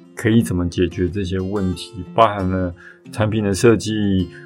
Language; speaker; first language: Chinese; native; Chinese